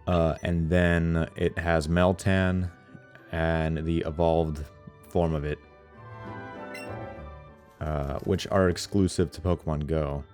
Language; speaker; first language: English; native; English